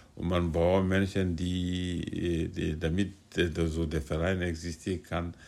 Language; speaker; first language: German; non-native, fluent; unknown